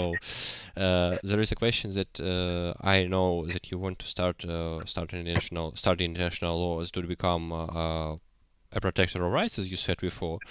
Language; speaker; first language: English; non-native, learner; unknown